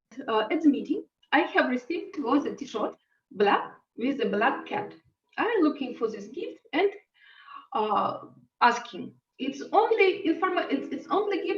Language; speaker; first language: English; non-native, learner; Russian